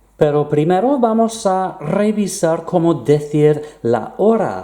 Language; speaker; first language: Spanish; non-native, fluent; English